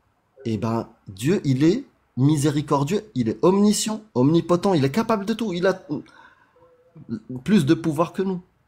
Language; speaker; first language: French; native; French